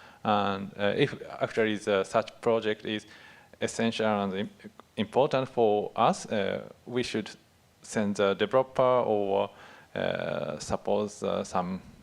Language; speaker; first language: English; non-native, fluent; Japanese